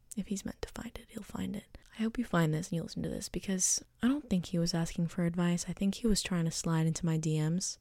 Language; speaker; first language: English; native; English